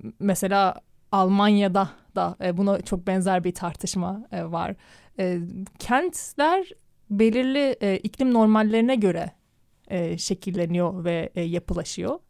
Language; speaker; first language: Turkish; native; Turkish